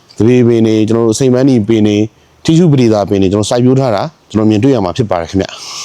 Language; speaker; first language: Burmese; native; Burmese